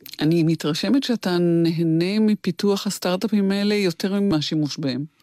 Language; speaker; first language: Hebrew; native; Hebrew